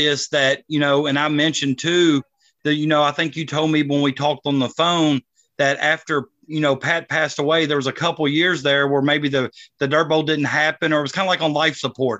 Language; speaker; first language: English; native; English